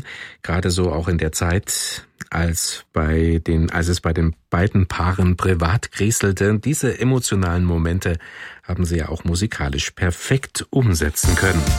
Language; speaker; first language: German; native; German